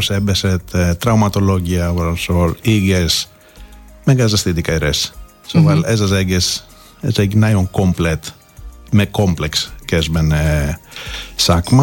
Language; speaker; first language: Hungarian; non-native, learner; Greek